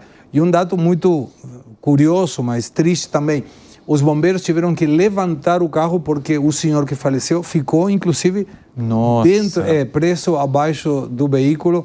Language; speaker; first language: Portuguese; non-native, fluent; Spanish